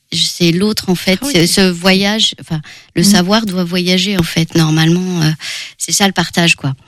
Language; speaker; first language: French; early bilingual, other home language; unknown